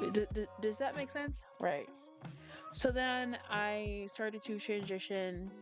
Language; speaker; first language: English; native; English